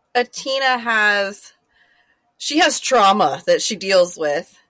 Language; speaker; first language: English; native; English